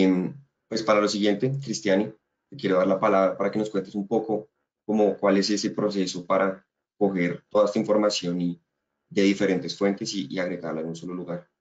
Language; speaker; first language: Spanish; native; Spanish